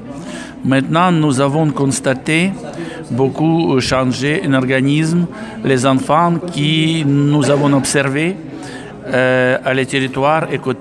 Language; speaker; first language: French; non-native, learner; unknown